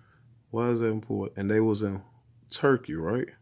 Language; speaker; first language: English; native; English